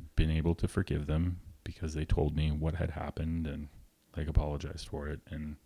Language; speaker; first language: English; native; English